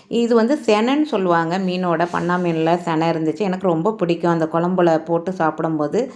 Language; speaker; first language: Tamil; native; Tamil